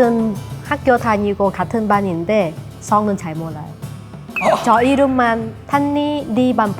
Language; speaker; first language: Korean; non-native, learner; Vietnamese